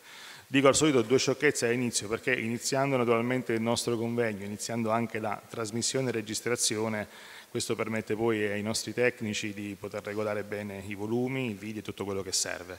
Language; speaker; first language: Italian; native; Italian